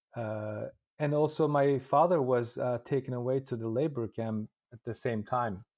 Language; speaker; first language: English; non-native, fluent; Uyghur